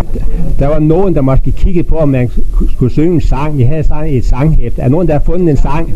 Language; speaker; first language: Danish; native; Danish